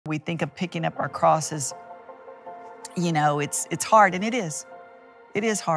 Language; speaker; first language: English; native; English